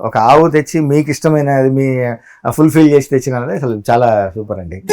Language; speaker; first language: Telugu; native; Telugu